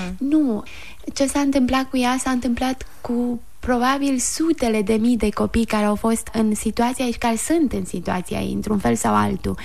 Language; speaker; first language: Romanian; native; Romanian